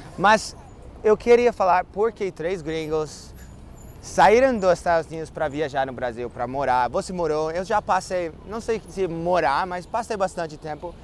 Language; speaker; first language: Portuguese; non-native, fluent; English